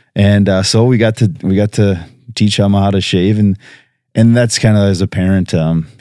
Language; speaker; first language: English; native; English